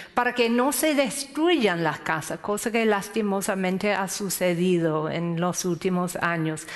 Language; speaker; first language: Spanish; non-native, fluent; English